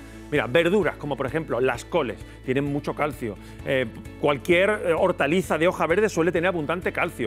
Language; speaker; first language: Spanish; native; Spanish